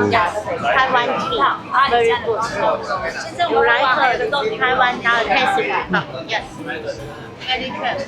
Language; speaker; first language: English; non-native, learner; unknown